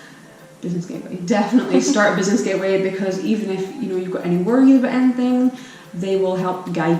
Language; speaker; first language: English; native; English